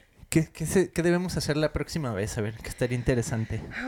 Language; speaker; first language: Spanish; early bilingual, heritage; Spanish